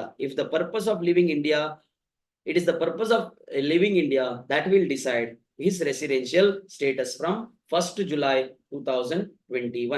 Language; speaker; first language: English; non-native, local second language; Kannada